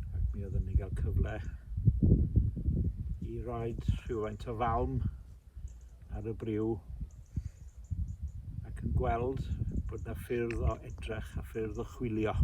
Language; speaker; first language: Welsh; native; Welsh